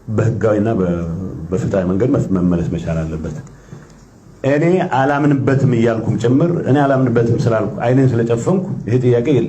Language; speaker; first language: Amharic; non-native, local second language; Tigrinya